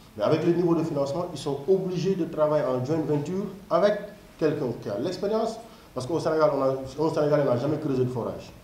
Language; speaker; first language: French; non-native, local second language; Wolof